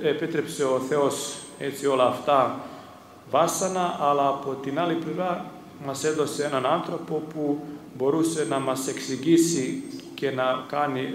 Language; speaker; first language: Greek; non-native, fluent; Serbian